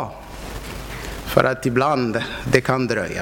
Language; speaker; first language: Swedish; non-native, fluent; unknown